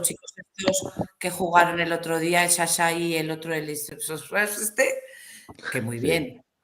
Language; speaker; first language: Spanish; native; Spanish